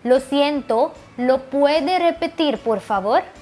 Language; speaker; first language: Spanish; non-native, learner; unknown